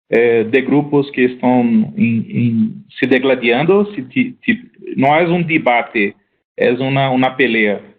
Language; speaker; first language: Spanish; non-native, learner; Portuguese